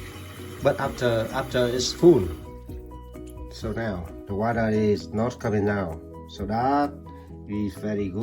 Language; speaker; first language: English; non-native, learner; Vietnamese